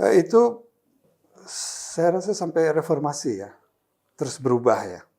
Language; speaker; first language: Indonesian; native; Indonesian